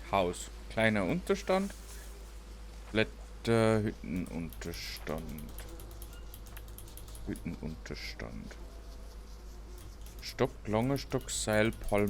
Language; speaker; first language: German; native; German